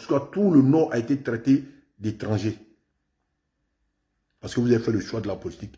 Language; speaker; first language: French; native; French